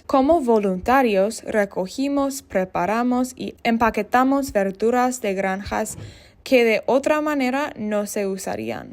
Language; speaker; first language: Spanish; non-native, learner; English